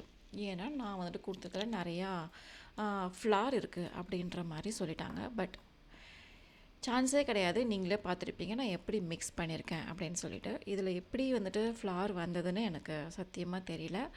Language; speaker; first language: Tamil; native; Tamil